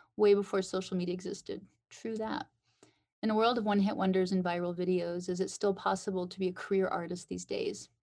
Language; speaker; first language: English; native; English